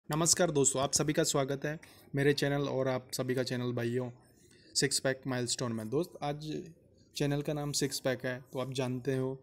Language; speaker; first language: Hindi; native; Hindi